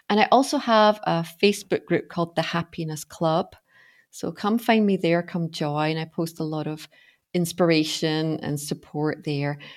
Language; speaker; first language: English; native; English